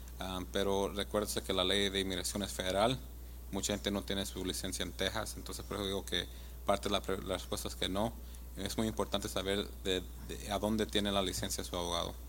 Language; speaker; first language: Spanish; early bilingual, heritage; Spanish